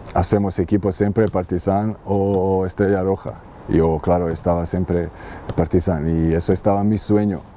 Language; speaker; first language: Spanish; non-native, learner; Serbian